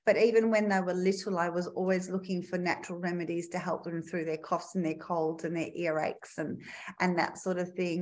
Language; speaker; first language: English; native; English